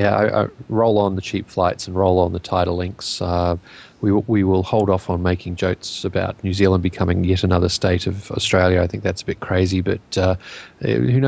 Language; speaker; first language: English; native; English